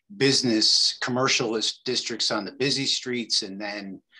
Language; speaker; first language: English; native; English